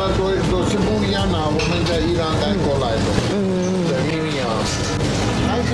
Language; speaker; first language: Chinese; non-native, fluent; Persian